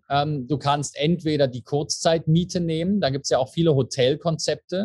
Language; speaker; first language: German; native; German